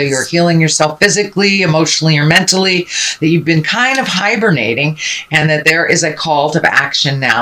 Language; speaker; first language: English; native; English